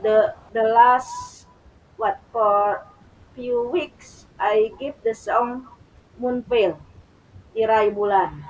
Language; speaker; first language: English; non-native, learner; Indonesian